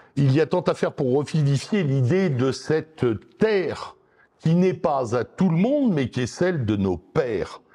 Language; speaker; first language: French; native; French